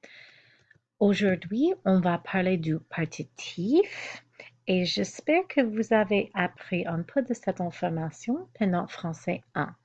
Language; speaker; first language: French; non-native, fluent; English